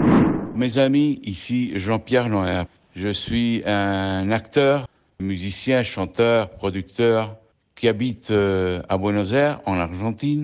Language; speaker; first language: French; early bilingual, heritage; French